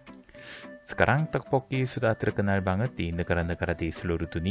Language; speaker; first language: Indonesian; non-native, fluent; Korean